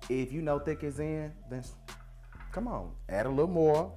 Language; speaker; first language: English; native; English